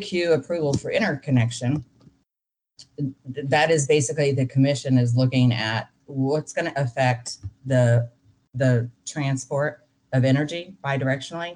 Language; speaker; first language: English; native; English